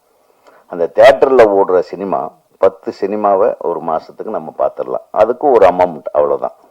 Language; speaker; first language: Tamil; native; Tamil